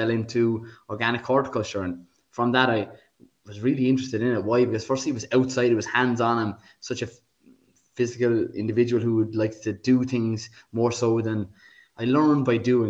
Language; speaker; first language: English; native; English